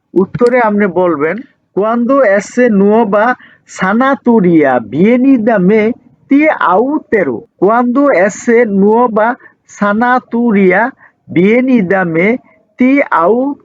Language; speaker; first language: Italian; non-native, learner; Bangla